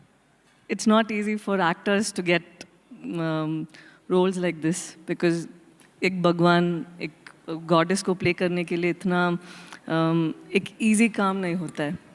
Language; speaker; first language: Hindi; non-native, learner; Tamil